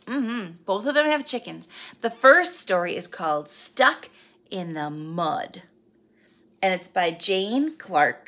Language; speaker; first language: English; native; English